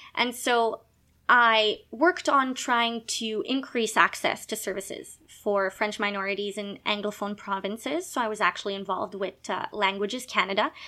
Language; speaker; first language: English; non-native, local second language; French